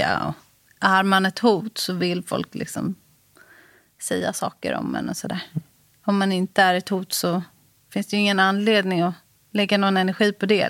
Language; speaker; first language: Swedish; native; Swedish